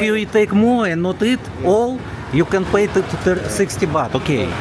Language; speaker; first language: English; non-native, learner; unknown